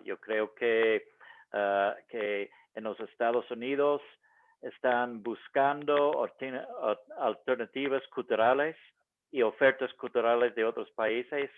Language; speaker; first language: Spanish; non-native, fluent; English